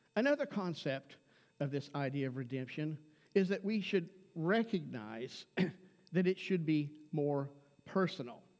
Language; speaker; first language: English; native; English